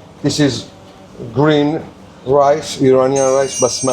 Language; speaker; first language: English; non-native, learner; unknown